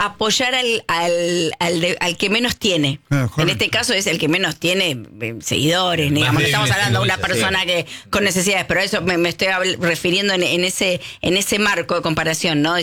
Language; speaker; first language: Spanish; native; Spanish